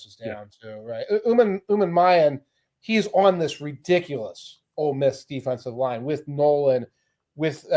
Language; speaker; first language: English; native; English